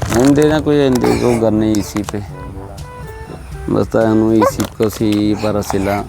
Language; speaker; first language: Filipino; non-native, learner; Punjabi